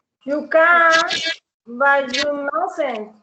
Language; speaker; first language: English; non-native, learner; Spanish